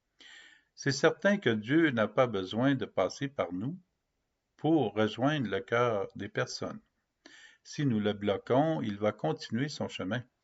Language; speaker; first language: French; native; French